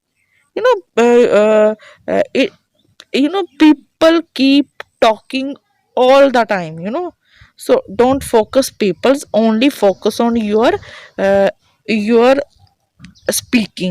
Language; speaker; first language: English; non-native, learner; Hindi